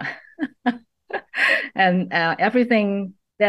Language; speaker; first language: English; non-native, local second language; Cantonese